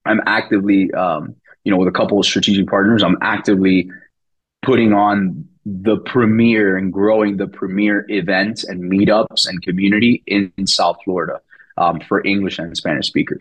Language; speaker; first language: English; early bilingual, other home language; Spanish